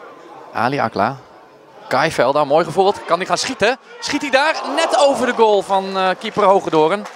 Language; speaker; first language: Dutch; native; Dutch